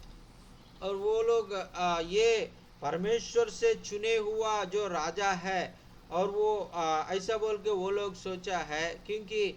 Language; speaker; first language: Hindi; non-native, local second language; Telugu